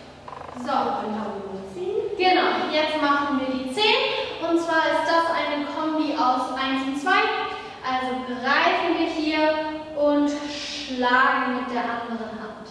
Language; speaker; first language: German; native; German